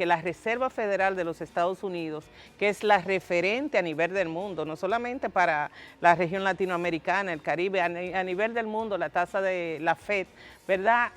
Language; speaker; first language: Spanish; native; Spanish